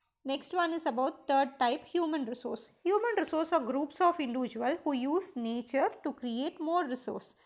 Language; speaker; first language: English; non-native, local second language; Tamil